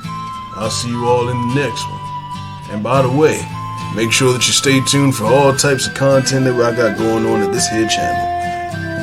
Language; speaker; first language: English; native; English